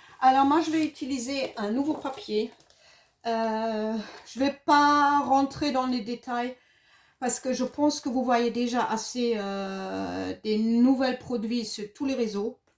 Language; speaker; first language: French; non-native, fluent; German